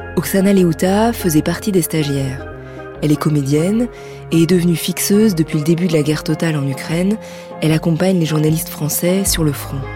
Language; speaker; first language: French; native; French